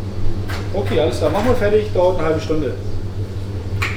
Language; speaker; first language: German; native; German